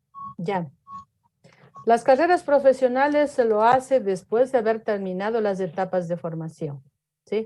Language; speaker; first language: Spanish; native; Spanish